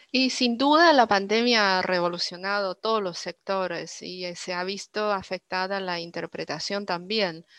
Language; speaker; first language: Spanish; non-native, fluent; Chinese